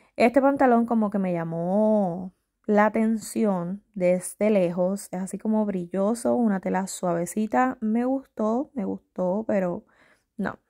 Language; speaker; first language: Spanish; native; Spanish